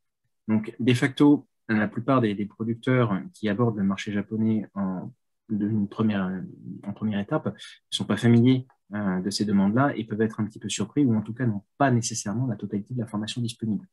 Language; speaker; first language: French; native; French